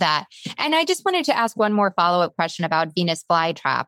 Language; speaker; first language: English; native; English